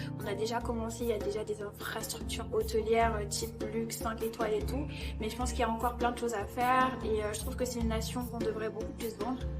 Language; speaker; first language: French; native; French